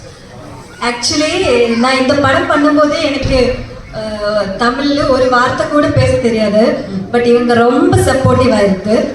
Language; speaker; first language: Tamil; non-native, learner; Malayalam